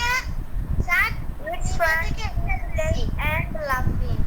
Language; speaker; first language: English; non-native, learner; Bangla